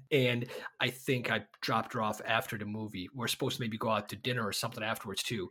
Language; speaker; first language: English; early bilingual, other home language; Bosnian